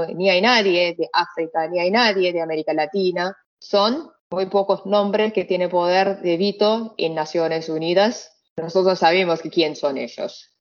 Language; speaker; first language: Spanish; non-native, fluent; Arabic